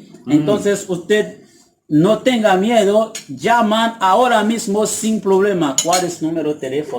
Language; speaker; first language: Spanish; non-native, learner; Haitian Creole